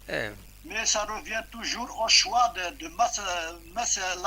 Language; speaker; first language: French; non-native, local second language; Kabyle